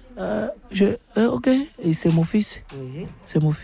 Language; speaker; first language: French; non-native, learner; Portuguese